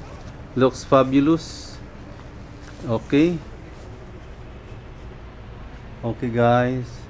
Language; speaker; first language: English; non-native, local second language; Filipino